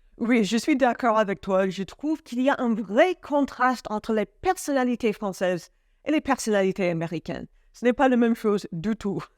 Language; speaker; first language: French; non-native, fluent; English